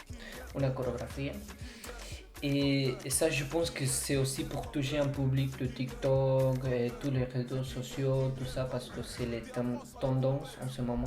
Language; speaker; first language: French; non-native, fluent; Spanish